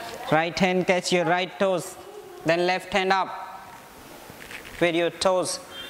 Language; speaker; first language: English; non-native, local second language; Hindi